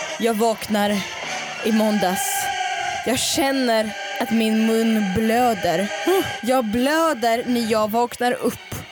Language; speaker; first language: Swedish; early bilingual, other home language; Russian